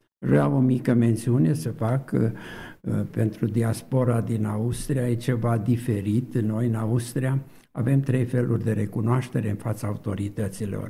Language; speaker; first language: Romanian; native; Romanian